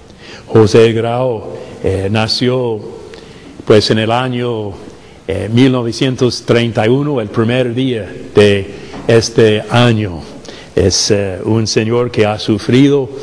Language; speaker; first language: Spanish; non-native, fluent; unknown